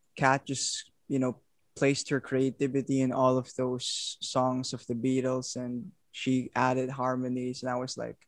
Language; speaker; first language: English; non-native, local second language; Filipino